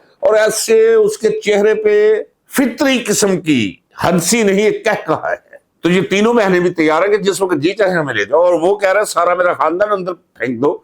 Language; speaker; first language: Urdu; non-native, local second language; Punjabi